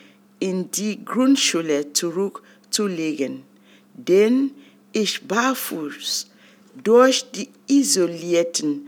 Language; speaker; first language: German; non-native, fluent; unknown